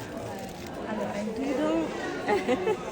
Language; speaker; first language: Italian; native; Italian